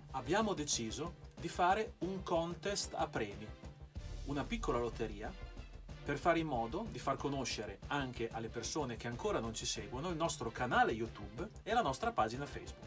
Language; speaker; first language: Italian; native; Italian